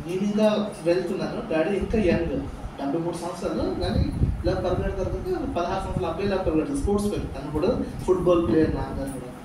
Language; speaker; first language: Telugu; non-native, local second language; Urdu